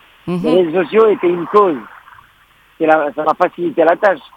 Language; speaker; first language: French; non-native, local second language; Arabic